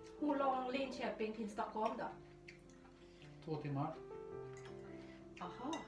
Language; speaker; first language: Swedish; non-native, learner; Thai